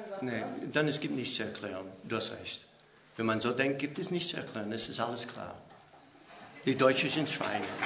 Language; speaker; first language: German; non-native, fluent; English